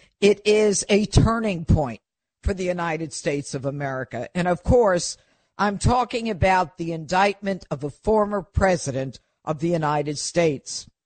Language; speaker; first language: English; native; English